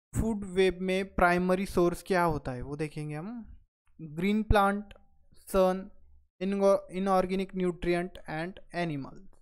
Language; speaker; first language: Hindi; non-native, local second language; Marathi